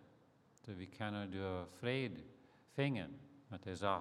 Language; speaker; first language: German; early bilingual, heritage; Plautdietsch